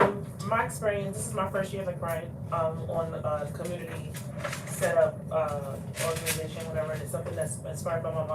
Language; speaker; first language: English; native; English